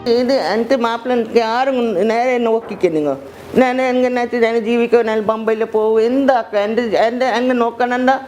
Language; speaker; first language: Malayalam; non-native, learner; Hindi